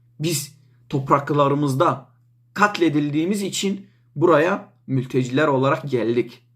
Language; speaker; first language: Turkish; non-native, local second language; Kurdish